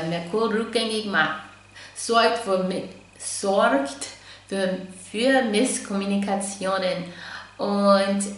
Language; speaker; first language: German; non-native, fluent; English